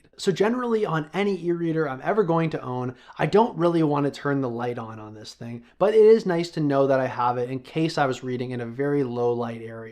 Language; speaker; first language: English; native; English